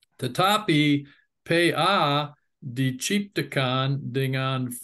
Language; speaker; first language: Indonesian; non-native, fluent; English